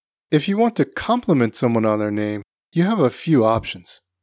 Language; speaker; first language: English; native; English